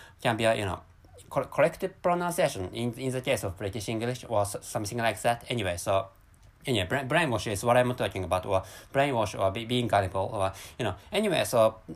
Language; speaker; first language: English; non-native, learner; Japanese